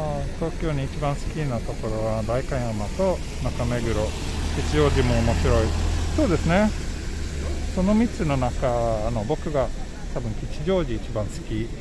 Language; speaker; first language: Japanese; non-native, fluent; Swedish